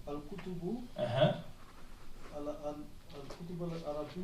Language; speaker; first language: Arabic; non-native, learner; French